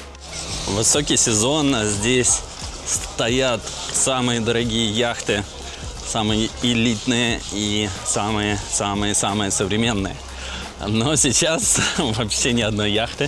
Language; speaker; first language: Russian; native; Russian